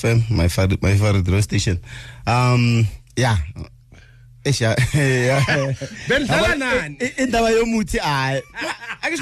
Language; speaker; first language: English; non-native, local second language; Tswana